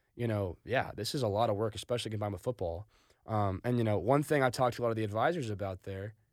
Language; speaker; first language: English; native; English